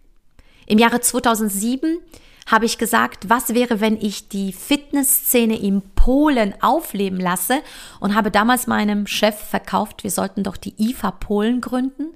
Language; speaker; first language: German; early bilingual, other home language; Polish